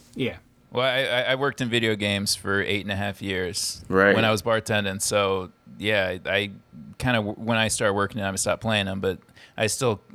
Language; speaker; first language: English; native; English